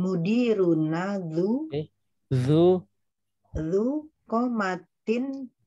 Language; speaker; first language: Arabic; non-native, learner; Indonesian